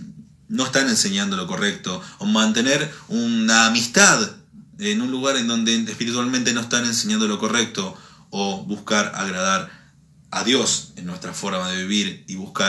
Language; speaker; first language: Spanish; native; Spanish